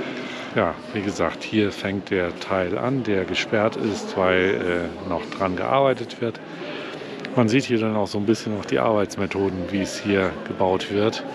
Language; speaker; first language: German; native; German